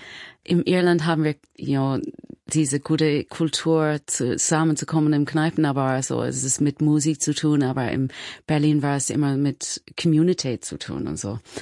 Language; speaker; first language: German; non-native, learner; English